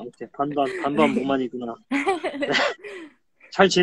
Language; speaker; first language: Korean; native; Korean